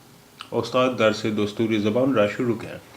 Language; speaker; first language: Persian; non-native, fluent; Urdu